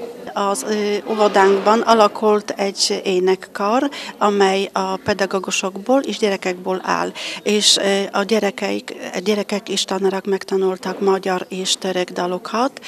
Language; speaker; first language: Hungarian; non-native, fluent; Polish